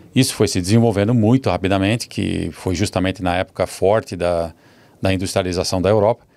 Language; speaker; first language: Portuguese; early bilingual, other home language; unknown